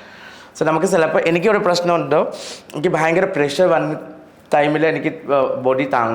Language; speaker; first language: Malayalam; non-native, learner; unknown